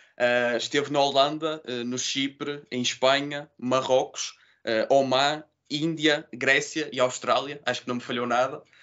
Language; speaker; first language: Portuguese; native; Portuguese